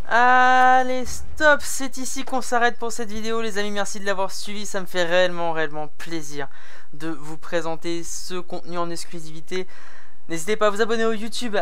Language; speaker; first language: French; native; French